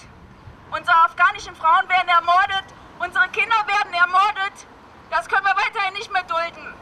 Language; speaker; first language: German; early bilingual, other home language; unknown